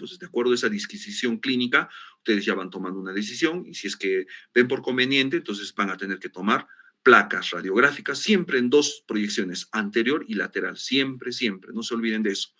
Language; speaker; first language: Spanish; native; Spanish